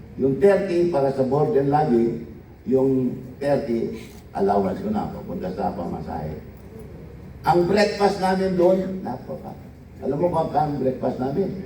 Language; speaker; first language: Filipino; non-native, local second language; Iloko